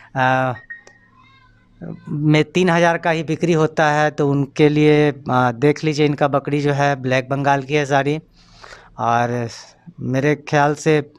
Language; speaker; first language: Hindi; native; Hindi